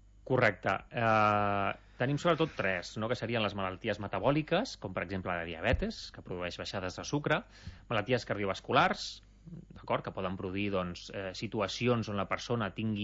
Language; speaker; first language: Catalan; native; Catalan